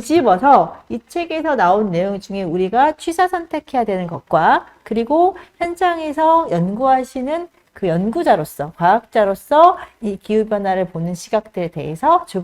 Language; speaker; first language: Korean; native; Korean